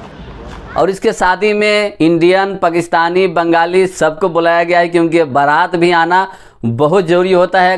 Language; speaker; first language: Hindi; native; Hindi